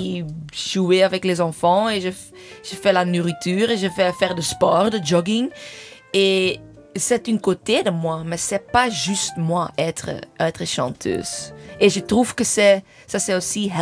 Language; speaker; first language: French; non-native, fluent; English